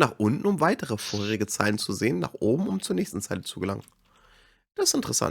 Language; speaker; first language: German; native; German